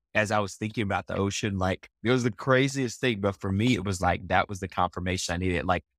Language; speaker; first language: English; native; English